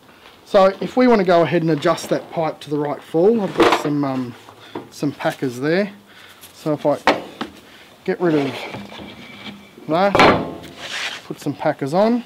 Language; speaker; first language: English; native; English